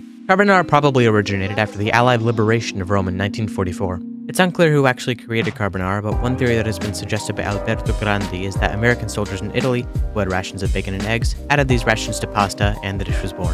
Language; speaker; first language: English; native; English